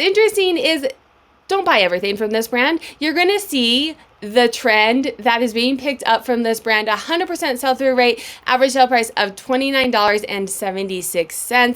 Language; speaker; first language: English; native; English